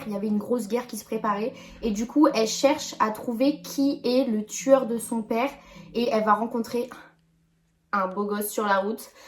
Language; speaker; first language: French; native; French